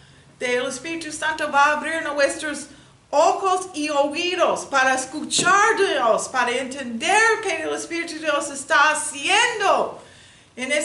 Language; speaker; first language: Spanish; non-native, learner; English